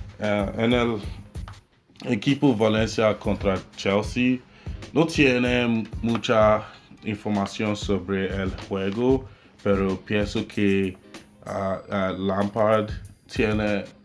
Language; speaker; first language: Spanish; non-native, learner; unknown